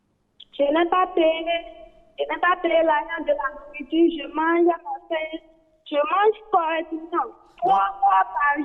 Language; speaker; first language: French; non-native, learner; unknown